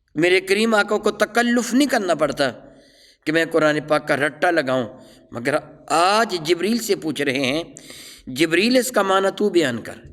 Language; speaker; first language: Urdu; non-native, local second language; Punjabi